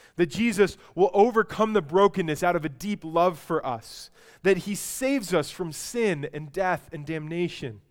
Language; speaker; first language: English; native; English